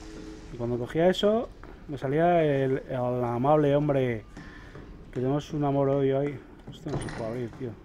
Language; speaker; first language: Spanish; native; Spanish